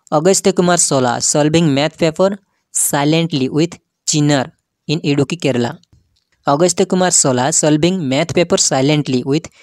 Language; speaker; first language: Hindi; non-native, local second language; Odia